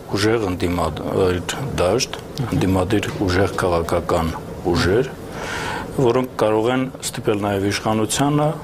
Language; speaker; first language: Armenian; native; Armenian